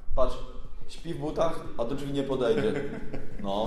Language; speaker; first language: Polish; native; Polish